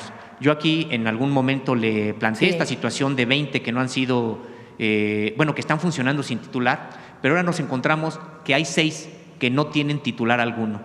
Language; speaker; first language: Spanish; native; Spanish